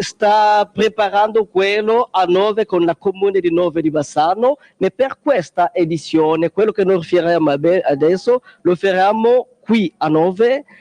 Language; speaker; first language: Italian; non-native, learner; Kongo